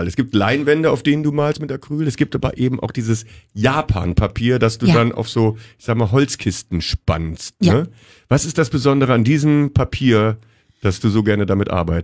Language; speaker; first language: German; native; German